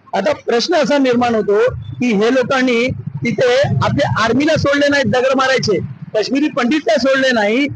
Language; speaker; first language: Marathi; non-native, local second language; Hindi